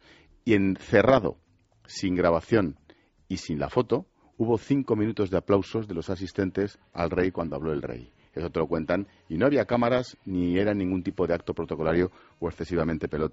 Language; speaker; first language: Spanish; native; Spanish